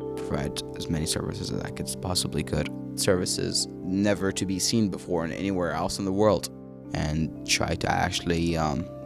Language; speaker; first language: English; early bilingual, other home language; Arabic